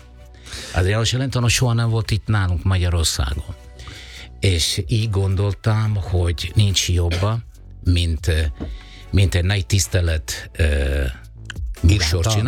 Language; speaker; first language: Hungarian; non-native, fluent; Italian